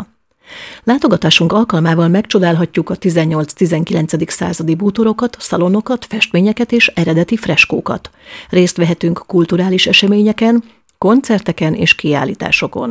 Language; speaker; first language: Hungarian; native; Hungarian